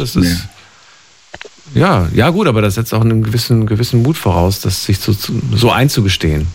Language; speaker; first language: German; native; German